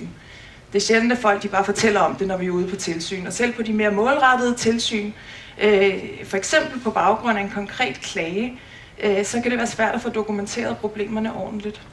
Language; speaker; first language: Danish; native; Danish